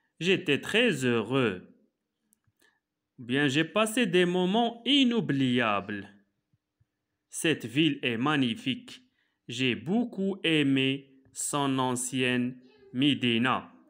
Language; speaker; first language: French; non-native, local second language; Arabic